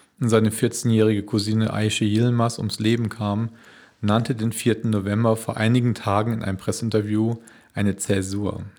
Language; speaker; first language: German; native; German